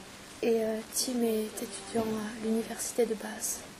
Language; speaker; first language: French; non-native, learner; English